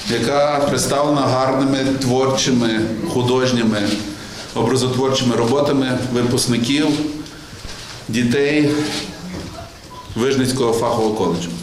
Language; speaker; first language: Ukrainian; native; Ukrainian